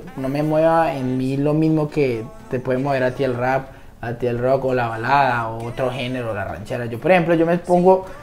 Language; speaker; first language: Spanish; native; Spanish